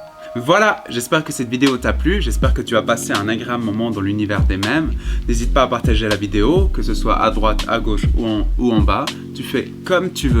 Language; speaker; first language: French; native; French